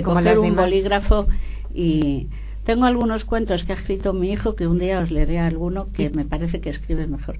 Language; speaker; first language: Spanish; native; Spanish